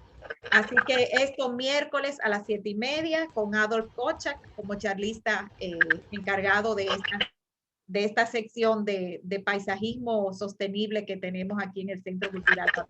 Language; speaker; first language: Spanish; native; Spanish